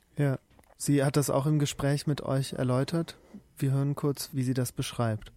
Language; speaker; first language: German; native; German